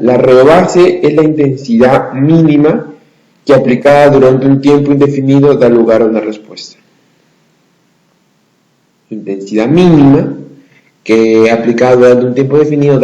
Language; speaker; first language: Spanish; native; Spanish